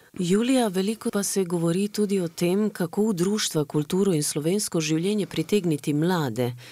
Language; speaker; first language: Slovenian; native; Slovenian